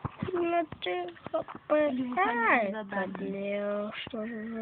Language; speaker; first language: Russian; non-native, learner; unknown